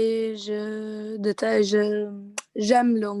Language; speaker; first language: French; non-native, learner; Arabic